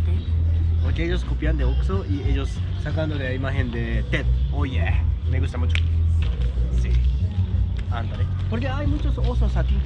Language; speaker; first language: Spanish; non-native, learner; Japanese